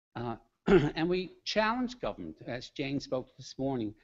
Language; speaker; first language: English; native; English